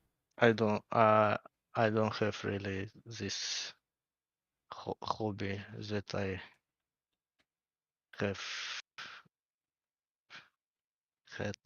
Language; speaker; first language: English; non-native, learner; Russian